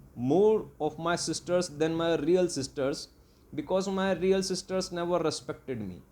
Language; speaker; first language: English; non-native, local second language; Hindi